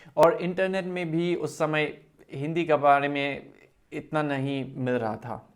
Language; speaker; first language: Hindi; non-native, fluent; German